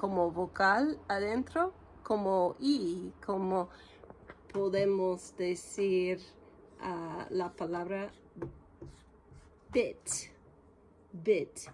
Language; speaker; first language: Spanish; non-native, fluent; English